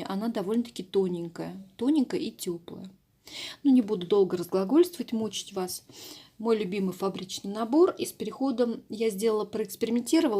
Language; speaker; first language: Russian; native; Russian